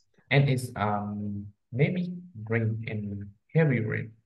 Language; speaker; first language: English; non-native, learner; Vietnamese